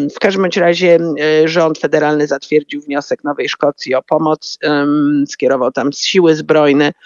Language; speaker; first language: Polish; native; Polish